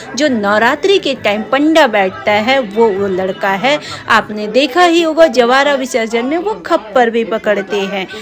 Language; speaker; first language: Hindi; native; Hindi